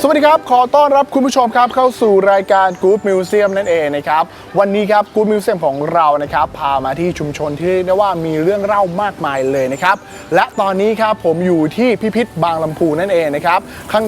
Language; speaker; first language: Thai; native; Thai